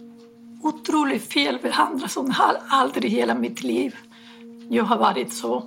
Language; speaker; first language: Swedish; non-native, fluent; Spanish